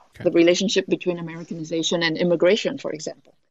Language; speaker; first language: English; non-native, fluent; Vietnamese